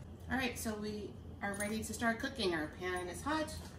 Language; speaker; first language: English; native; English